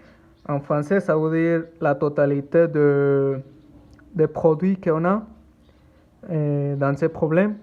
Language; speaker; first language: French; non-native, learner; Spanish